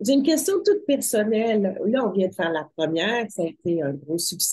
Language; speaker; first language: French; native; French